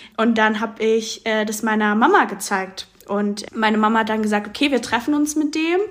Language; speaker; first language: German; native; German